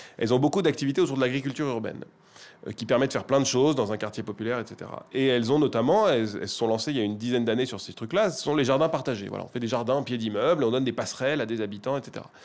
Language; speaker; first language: French; native; French